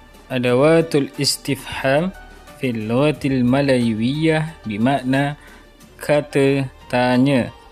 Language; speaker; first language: Arabic; non-native, fluent; Malay